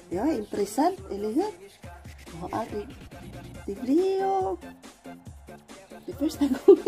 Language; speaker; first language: Swedish; non-native, learner; Filipino